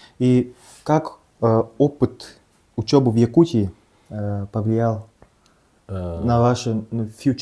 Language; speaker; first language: Russian; non-native, local second language; Yakut